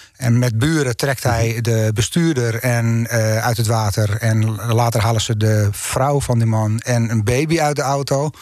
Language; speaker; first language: Dutch; native; Dutch